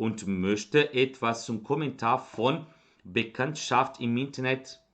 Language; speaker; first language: German; non-native, fluent; Portuguese